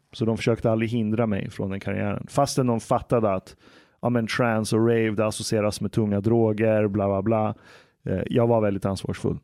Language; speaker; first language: Swedish; early bilingual, other home language; Persian